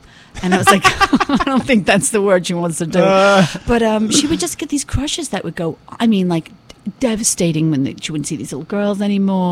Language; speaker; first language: English; native; English